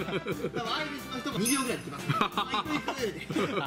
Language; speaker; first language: Japanese; native; Japanese